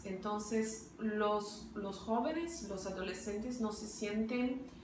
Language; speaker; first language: Spanish; non-native, fluent; Portuguese